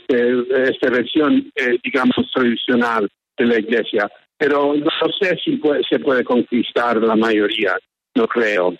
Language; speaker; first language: Spanish; early bilingual, heritage; English